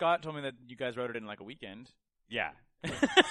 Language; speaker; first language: English; native; English